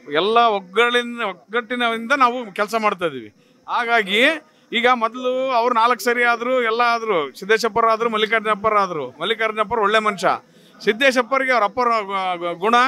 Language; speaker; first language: Kannada; native; Kannada